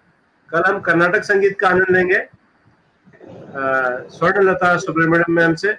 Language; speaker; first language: Hindi; native; Hindi